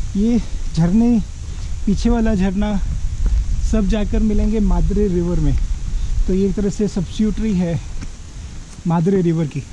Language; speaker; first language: Hindi; native; Hindi